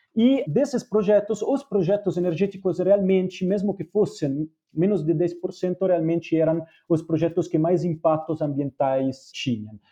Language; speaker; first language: Portuguese; non-native, fluent; Spanish